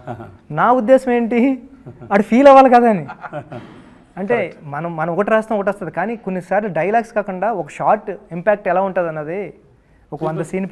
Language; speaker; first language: Telugu; native; Telugu